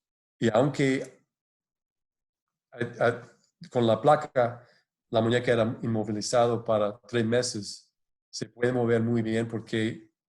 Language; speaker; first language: Spanish; non-native, fluent; English